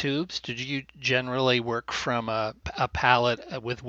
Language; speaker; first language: English; native; English